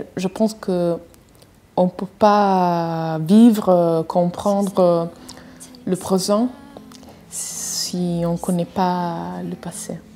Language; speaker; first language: French; non-native, fluent; Italian